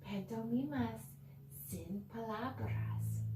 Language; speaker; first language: Spanish; non-native, learner; English